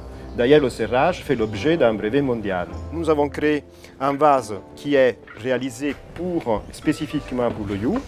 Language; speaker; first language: French; non-native, fluent; Italian